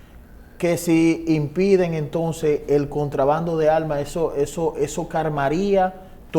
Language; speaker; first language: Spanish; native; Spanish